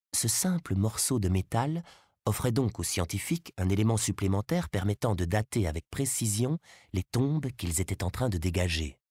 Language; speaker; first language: French; native; French